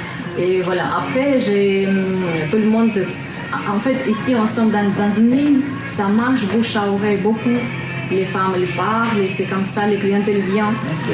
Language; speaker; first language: French; non-native, learner; Russian